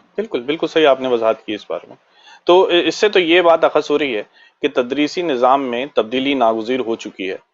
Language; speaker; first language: Urdu; native; Urdu